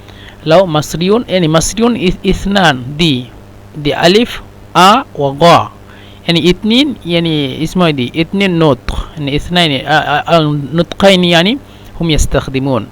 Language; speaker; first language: Arabic; non-native, fluent; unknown